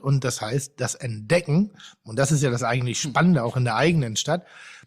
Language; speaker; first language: German; native; German